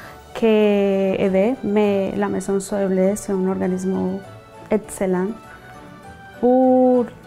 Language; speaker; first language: French; non-native, learner; Spanish